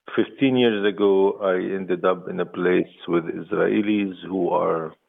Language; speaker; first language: English; non-native, fluent; Arabic